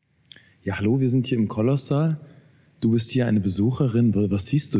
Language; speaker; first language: German; native; German